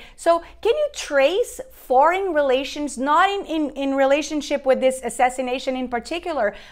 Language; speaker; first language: English; non-native, fluent; Portuguese